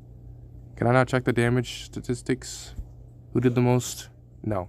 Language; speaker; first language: English; native; English